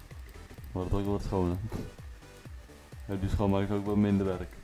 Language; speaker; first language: Dutch; native; Dutch